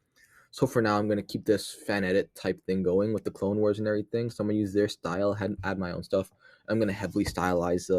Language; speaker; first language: English; native; English